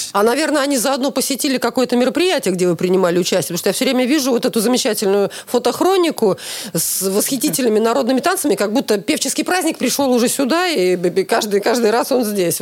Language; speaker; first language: Russian; native; Russian